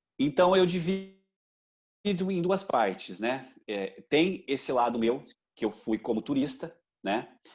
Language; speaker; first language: Portuguese; native; Portuguese